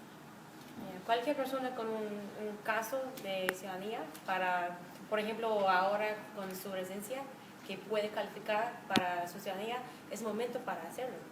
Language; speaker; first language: Spanish; non-native, fluent; English